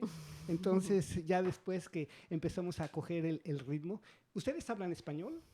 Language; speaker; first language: Spanish; native; Spanish